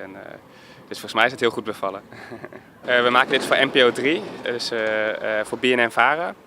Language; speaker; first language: Dutch; native; Dutch